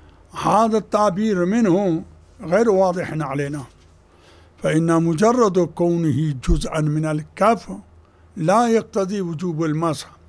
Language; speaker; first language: Arabic; non-native, fluent; Urdu